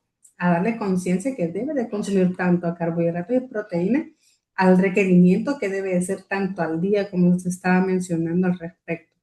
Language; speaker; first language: Spanish; native; Spanish